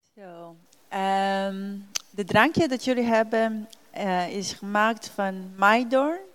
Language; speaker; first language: Dutch; non-native, learner; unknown